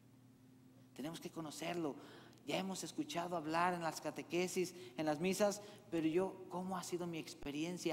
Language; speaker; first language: Spanish; native; Spanish